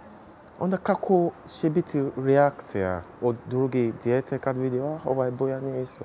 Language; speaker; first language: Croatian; non-native, learner; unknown